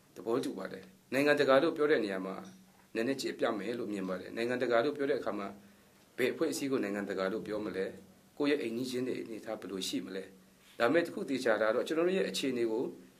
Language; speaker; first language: Burmese; non-native, local second language; Kachin